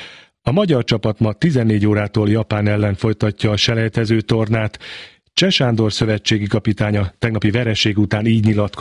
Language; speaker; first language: Hungarian; native; Hungarian